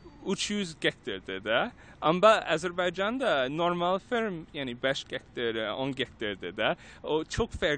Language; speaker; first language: Turkish; non-native, learner; English